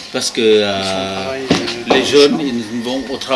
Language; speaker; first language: French; non-native, learner; Lao